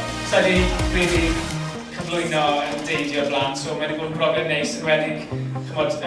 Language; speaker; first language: Welsh; native; Welsh